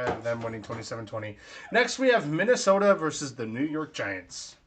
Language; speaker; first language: English; native; English